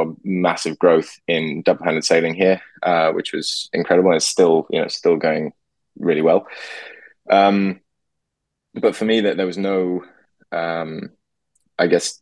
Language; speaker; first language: English; native; English